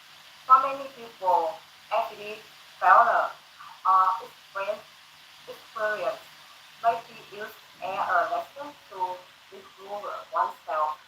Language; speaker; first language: English; non-native, learner; Thai